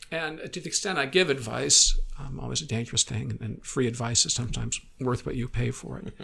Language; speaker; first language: English; native; English